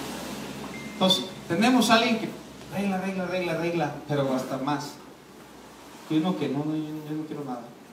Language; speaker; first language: Spanish; native; Spanish